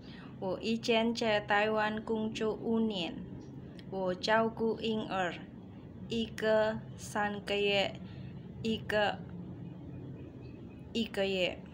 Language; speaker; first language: Chinese; non-native, learner; Indonesian